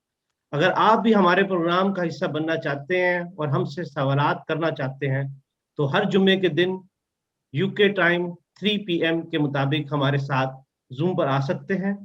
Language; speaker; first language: Urdu; native; Urdu